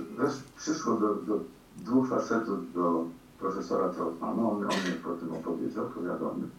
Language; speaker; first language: Polish; early bilingual, heritage; Polish